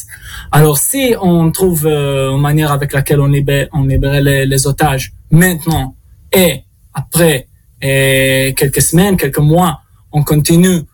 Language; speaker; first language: French; non-native, learner; Hebrew